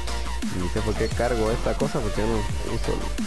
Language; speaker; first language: Spanish; native; Spanish